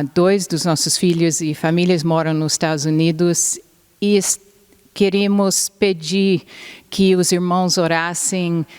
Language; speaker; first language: Portuguese; non-native, fluent; English